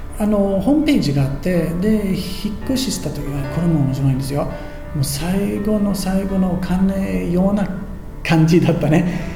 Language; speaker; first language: Japanese; non-native, fluent; Swedish